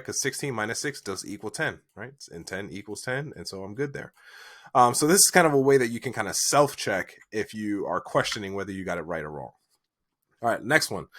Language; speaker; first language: English; native; English